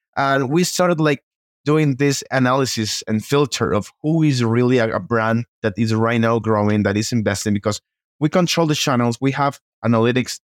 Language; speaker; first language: English; non-native, fluent; Spanish